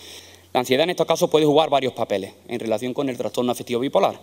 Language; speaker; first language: Spanish; native; Spanish